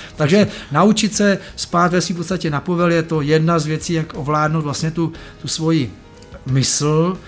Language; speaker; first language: Czech; native; Czech